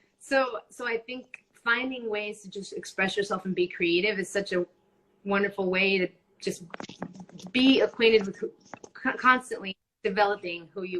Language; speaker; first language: English; non-native, fluent; Spanish